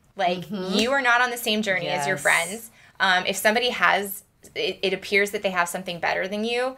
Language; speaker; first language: English; native; English